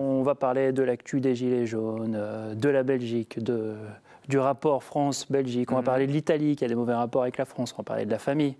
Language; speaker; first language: French; native; French